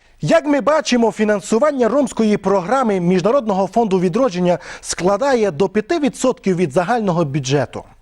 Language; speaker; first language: Ukrainian; non-native, local second language; Romany